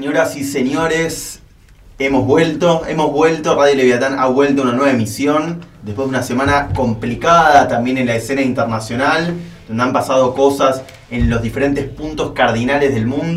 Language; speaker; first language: Spanish; native; Spanish